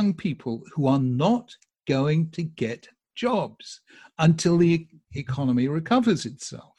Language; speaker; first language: English; native; English